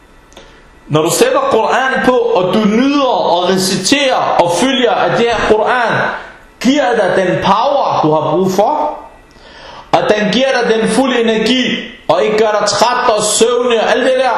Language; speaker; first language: Danish; non-native, fluent; Arabic